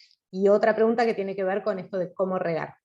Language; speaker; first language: Spanish; native; Spanish